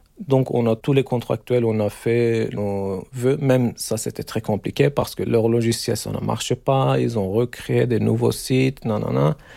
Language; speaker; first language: French; non-native, learner; Turkish